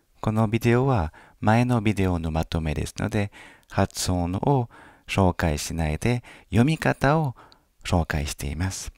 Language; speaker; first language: Japanese; non-native, fluent; French